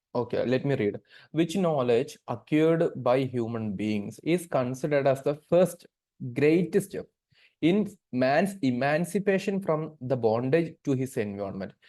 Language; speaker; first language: English; non-native, local second language; Malayalam